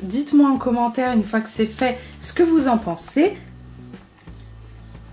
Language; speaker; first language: French; native; French